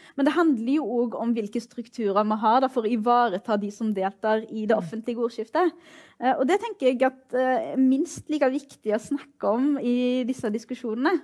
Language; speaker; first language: Norwegian; early bilingual, other home language; Arabic